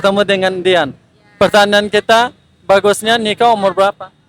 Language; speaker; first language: Indonesian; non-native, fluent; Persian